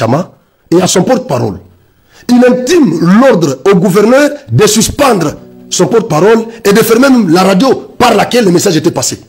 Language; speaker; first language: French; non-native, local second language; Lingala